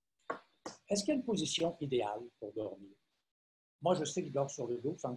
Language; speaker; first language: French; native; French